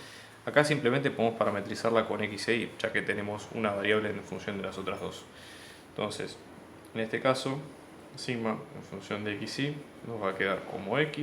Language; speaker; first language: Spanish; native; Spanish